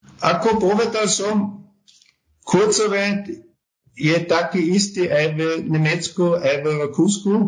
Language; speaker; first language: Slovak; non-native, learner; German